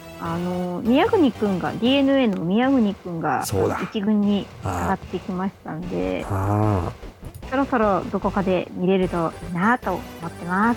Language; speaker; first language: Japanese; native; Japanese